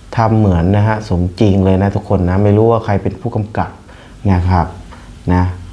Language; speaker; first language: Thai; native; Thai